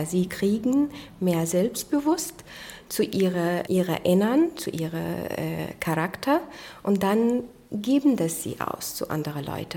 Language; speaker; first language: German; non-native, fluent; Arabic